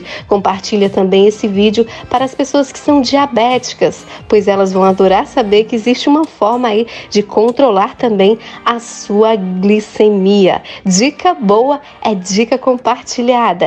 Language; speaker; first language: Portuguese; native; Portuguese